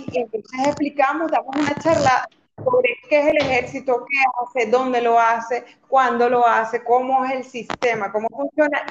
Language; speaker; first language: Spanish; native; Spanish